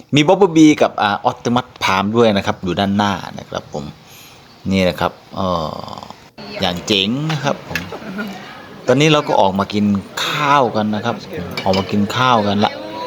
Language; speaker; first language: Thai; native; Thai